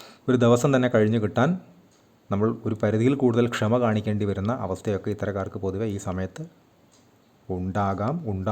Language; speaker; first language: Malayalam; native; Malayalam